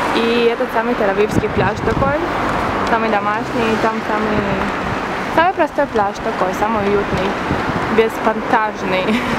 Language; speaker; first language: Russian; early bilingual, heritage; Russian